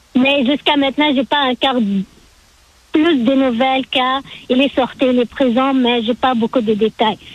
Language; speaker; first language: French; non-native, learner; Arabic